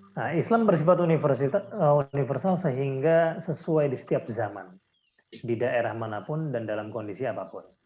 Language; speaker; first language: Indonesian; native; Indonesian